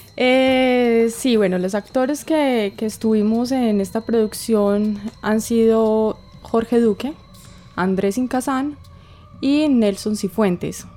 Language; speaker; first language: Spanish; native; Spanish